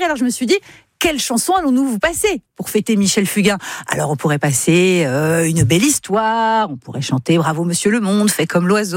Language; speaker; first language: French; native; French